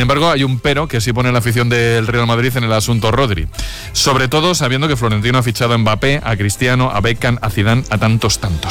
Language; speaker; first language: Spanish; native; Spanish